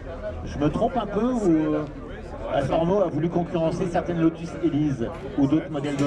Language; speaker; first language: French; native; French